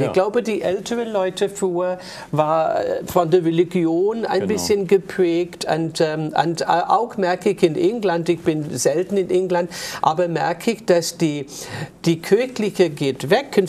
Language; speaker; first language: German; non-native, fluent; English